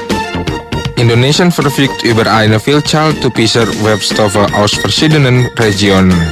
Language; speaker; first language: German; non-native, fluent; Indonesian